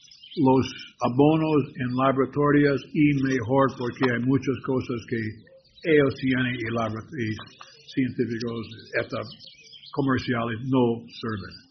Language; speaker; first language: Spanish; non-native, learner; English